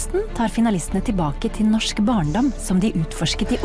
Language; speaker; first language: Norwegian; native; Norwegian